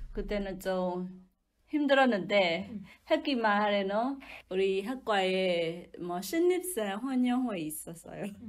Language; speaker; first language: Korean; non-native, learner; Burmese